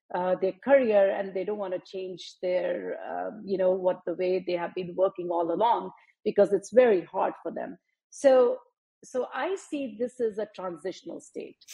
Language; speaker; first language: English; non-native, local second language; Hindi